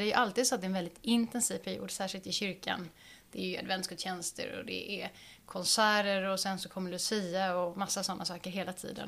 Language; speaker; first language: Swedish; native; Swedish